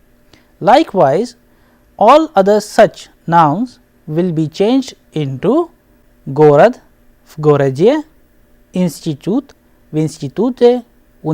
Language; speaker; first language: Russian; non-native, fluent; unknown